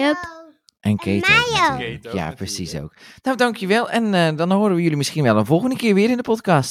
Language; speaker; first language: Dutch; native; Dutch